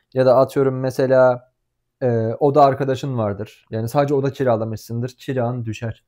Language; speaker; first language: Turkish; native; Turkish